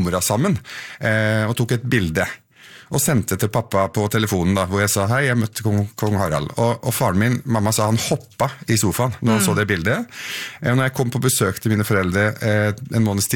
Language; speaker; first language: Norwegian; early bilingual, other home language; Arabic